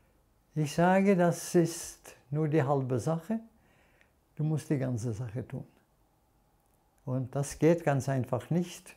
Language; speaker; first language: German; non-native, fluent; Norwegian